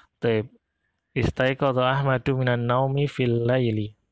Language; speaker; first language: Arabic; non-native, fluent; Indonesian